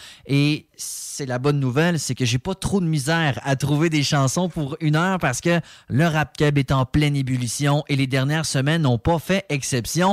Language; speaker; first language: French; native; French